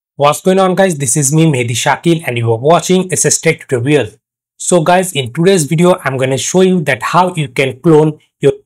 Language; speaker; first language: English; non-native, local second language; Bangla